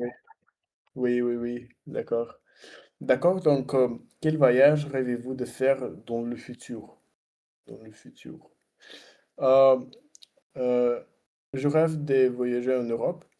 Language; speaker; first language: French; non-native, learner; Russian